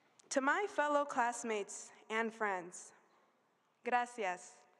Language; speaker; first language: English; early bilingual, other home language; Spanish